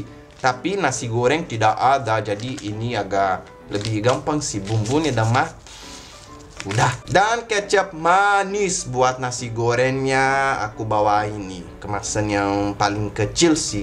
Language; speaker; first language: Indonesian; non-native, fluent; Portuguese